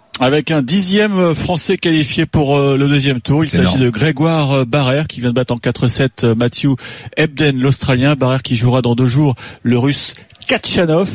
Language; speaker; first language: French; native; French